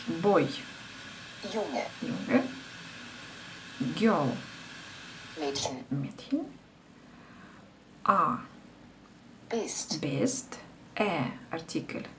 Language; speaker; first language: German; non-native, learner; Ukrainian